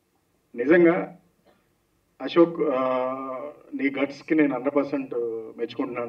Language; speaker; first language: Telugu; native; Telugu